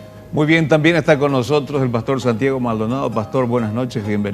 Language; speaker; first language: Spanish; native; Spanish